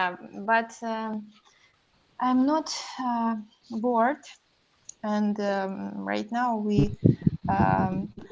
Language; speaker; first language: English; non-native, learner; Russian